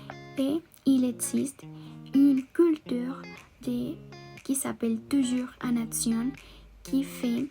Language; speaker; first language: French; non-native, learner; Spanish